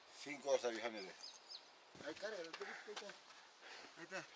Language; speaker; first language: Spanish; native; Spanish